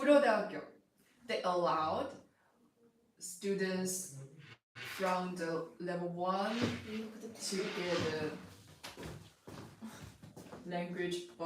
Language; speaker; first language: English; non-native, fluent; Chinese